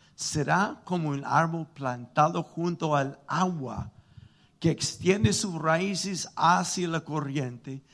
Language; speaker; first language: Spanish; non-native, fluent; English